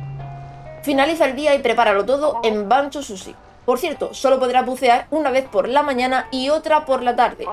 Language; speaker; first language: Spanish; native; Spanish